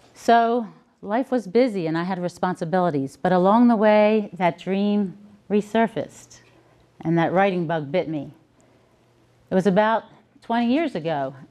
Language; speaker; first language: English; native; English